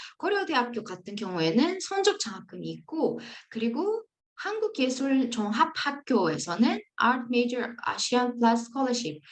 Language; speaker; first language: Korean; non-native, fluent; Uzbek